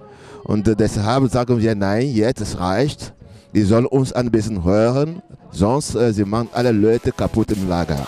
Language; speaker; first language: German; non-native, learner; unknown